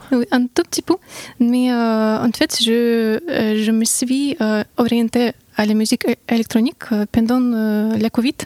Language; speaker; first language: French; non-native, fluent; Russian